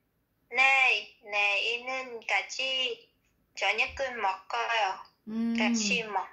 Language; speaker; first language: Korean; non-native, learner; Vietnamese